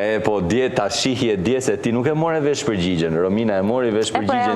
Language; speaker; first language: Albanian; native; Albanian